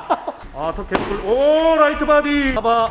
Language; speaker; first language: Korean; native; Korean